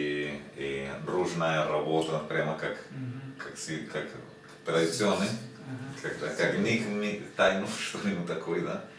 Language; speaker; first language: Russian; non-native, learner; Spanish